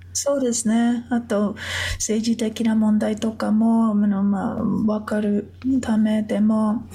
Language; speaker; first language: Japanese; non-native, fluent; English